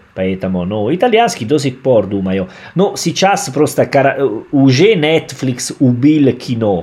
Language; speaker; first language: Russian; non-native, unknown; Italian